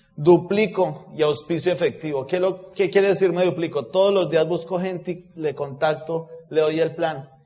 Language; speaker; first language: Spanish; native; Spanish